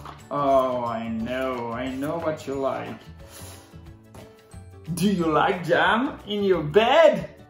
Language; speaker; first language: English; non-native, fluent; French